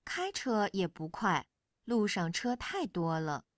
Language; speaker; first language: Chinese; non-native, learner; Vietnamese